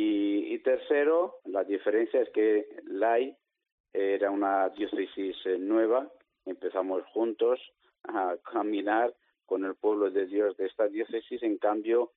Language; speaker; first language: Spanish; native; Spanish